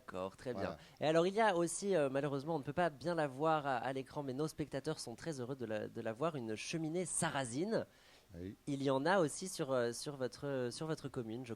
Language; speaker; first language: French; native; French